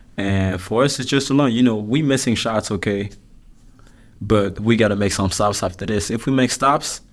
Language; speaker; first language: English; non-native, fluent; French